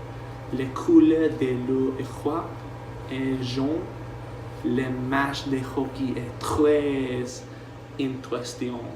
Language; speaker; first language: French; non-native, learner; English